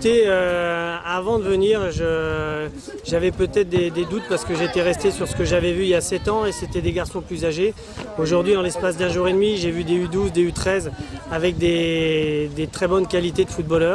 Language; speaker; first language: French; native; French